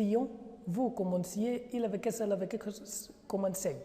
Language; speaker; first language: French; non-native, fluent; Arabic